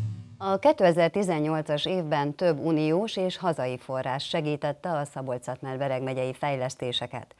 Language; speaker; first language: Hungarian; native; Hungarian